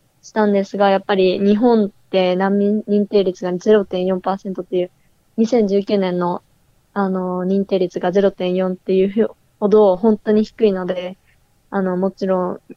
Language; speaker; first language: Japanese; native; Japanese